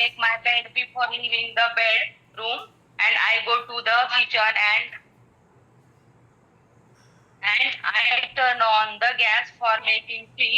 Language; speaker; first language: English; non-native, learner; Marathi